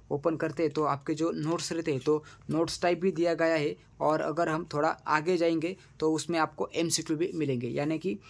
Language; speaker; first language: Hindi; non-native, local second language; Marathi